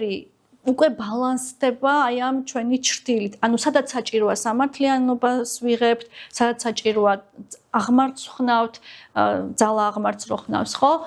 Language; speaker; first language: Georgian; native; Georgian